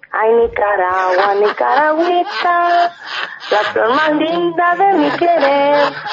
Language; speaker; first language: Spanish; native; Spanish